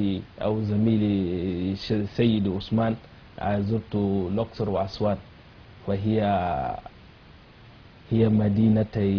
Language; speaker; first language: Arabic; non-native, fluent; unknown